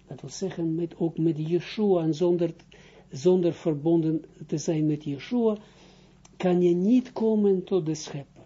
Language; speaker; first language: Dutch; non-native, fluent; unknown